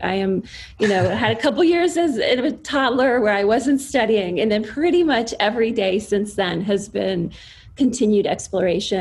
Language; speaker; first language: English; native; English